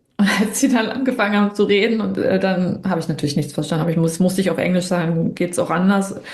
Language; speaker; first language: German; native; German